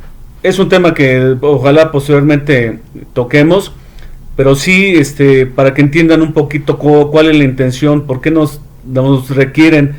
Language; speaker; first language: Spanish; native; Spanish